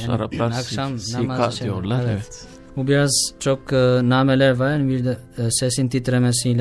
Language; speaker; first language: Turkish; non-native, learner; Albanian